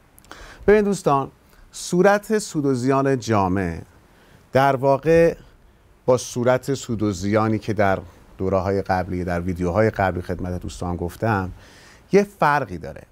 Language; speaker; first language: Persian; native; Persian